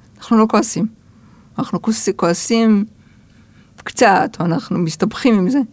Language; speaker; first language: Hebrew; early bilingual, other home language; English